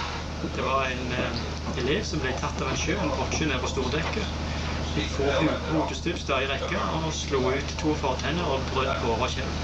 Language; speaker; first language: Norwegian; native; Norwegian